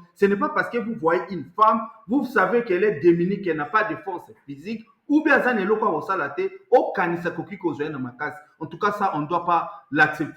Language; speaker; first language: French; non-native, local second language; Lingala